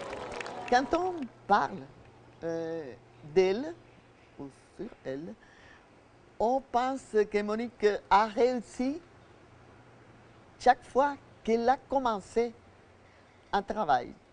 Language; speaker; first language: French; non-native, fluent; Spanish